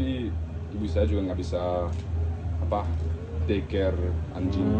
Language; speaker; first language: Indonesian; early bilingual, heritage; Dutch